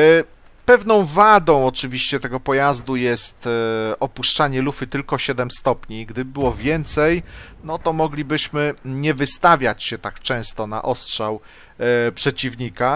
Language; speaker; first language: Polish; native; Polish